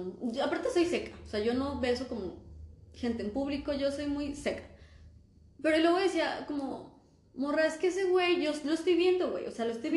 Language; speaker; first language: Spanish; native; Spanish